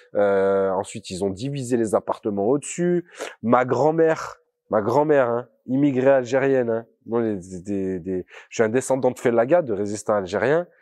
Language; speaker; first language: French; native; French